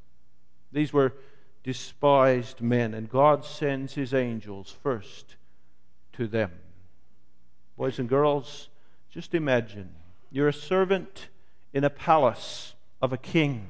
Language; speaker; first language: English; native; English